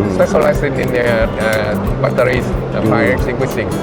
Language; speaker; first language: English; non-native, learner; Vietnamese